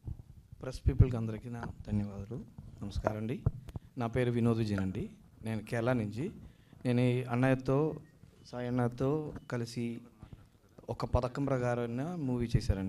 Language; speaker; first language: Telugu; non-native, learner; Malayalam